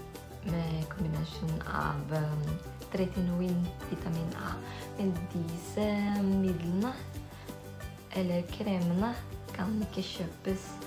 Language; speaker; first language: Norwegian; non-native, fluent; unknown